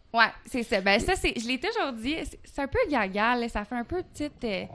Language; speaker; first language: French; native; French